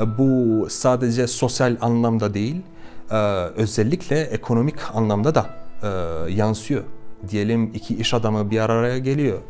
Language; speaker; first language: Turkish; non-native, fluent; Albanian